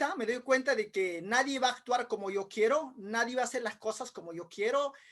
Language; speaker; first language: Spanish; non-native, local second language; Quechua